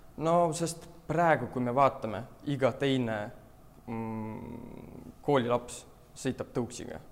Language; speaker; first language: Estonian; non-native, local second language; Russian